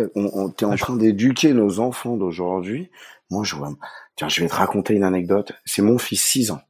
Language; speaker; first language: French; native; French